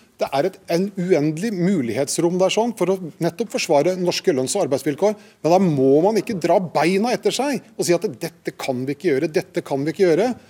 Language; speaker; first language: Norwegian; native; Norwegian